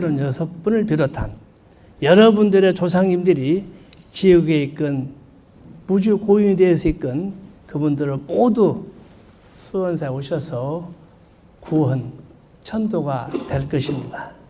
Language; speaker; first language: Korean; native; Korean